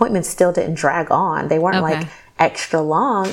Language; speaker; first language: English; native; English